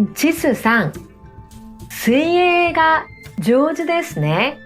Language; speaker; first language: Japanese; non-native, fluent; Korean